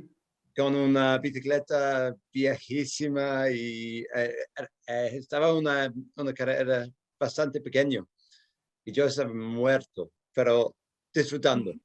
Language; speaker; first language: Spanish; non-native, fluent; English